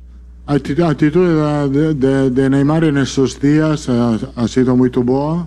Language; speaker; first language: Portuguese; non-native, fluent; Italian